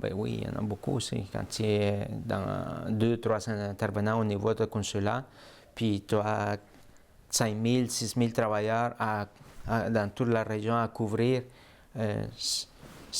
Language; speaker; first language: French; native; French